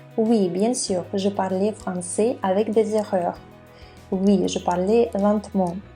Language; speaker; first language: French; non-native, fluent; Russian